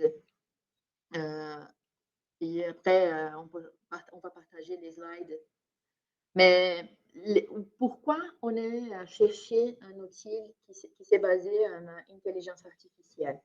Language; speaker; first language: French; non-native, fluent; Portuguese